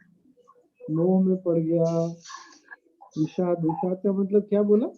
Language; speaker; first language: Hindi; native; Hindi